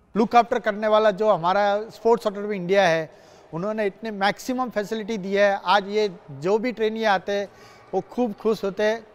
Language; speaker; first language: Hindi; non-native, local second language; Gujarati